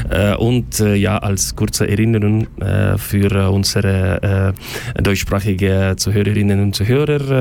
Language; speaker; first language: German; non-native, fluent; Ukrainian